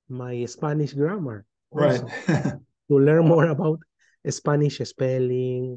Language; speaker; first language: English; non-native, fluent; Spanish